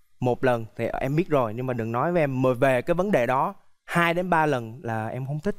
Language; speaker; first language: Vietnamese; native; Vietnamese